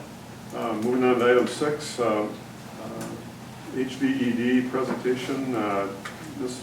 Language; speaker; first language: English; native; English